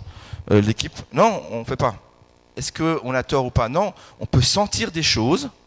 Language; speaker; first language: French; native; French